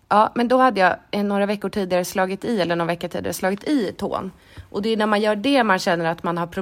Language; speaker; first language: Swedish; native; Swedish